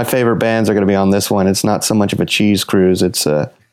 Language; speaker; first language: English; native; English